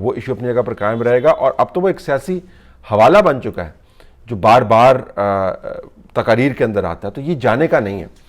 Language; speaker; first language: Urdu; native; Urdu